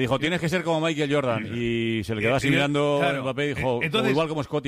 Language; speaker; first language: Spanish; native; Spanish